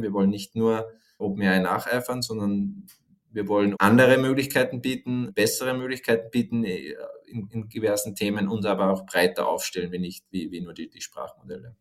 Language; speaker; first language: German; native; German